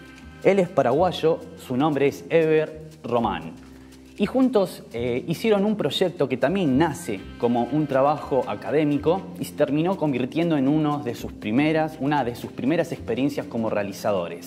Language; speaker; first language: Spanish; native; Spanish